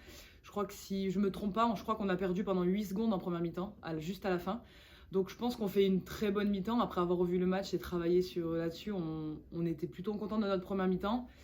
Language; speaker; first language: French; native; French